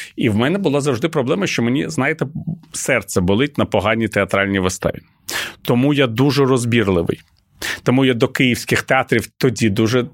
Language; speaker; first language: Ukrainian; non-native, local second language; Russian